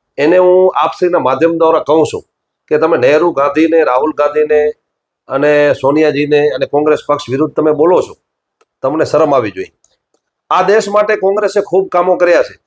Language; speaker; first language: Gujarati; native; Gujarati